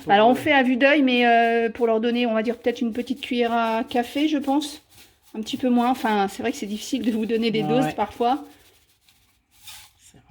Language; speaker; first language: French; native; French